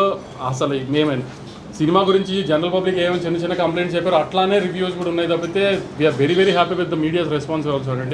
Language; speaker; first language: Telugu; native; Telugu